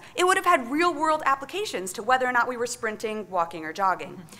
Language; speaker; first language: English; native; English